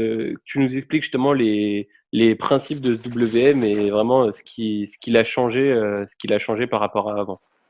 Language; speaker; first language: French; native; French